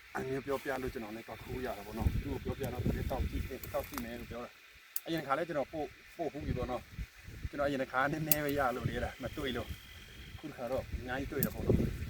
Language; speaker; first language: Burmese; non-native, local second language; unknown